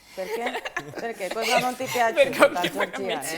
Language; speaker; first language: Italian; non-native, learner; Georgian